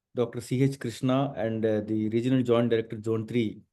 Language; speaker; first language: English; non-native, local second language; Telugu